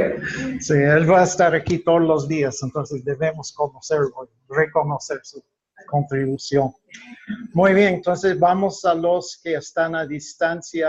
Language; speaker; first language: Spanish; non-native, fluent; English